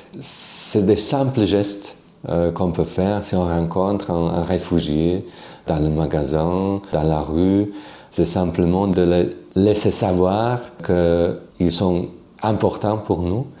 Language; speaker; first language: French; non-native, fluent; Slovak